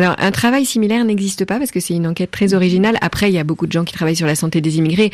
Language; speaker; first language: French; native; French